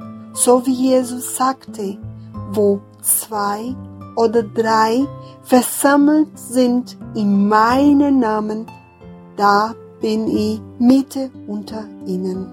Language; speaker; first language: German; non-native, fluent; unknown